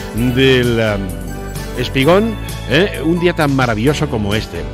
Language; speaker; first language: Spanish; native; Spanish